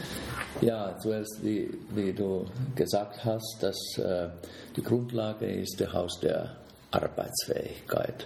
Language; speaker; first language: German; non-native, fluent; Finnish